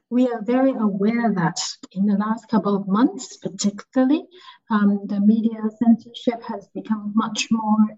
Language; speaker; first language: English; non-native, local second language; Cantonese